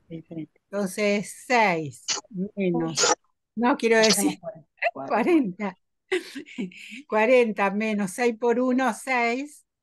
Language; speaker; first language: Spanish; native; Spanish